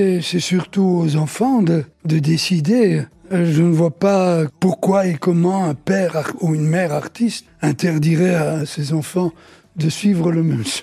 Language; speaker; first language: French; early bilingual, other home language; Italian